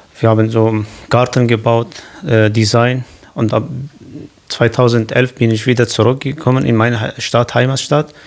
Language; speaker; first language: German; non-native, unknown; Kurdish